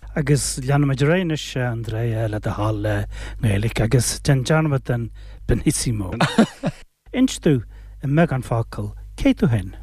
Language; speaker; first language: Irish; native; Irish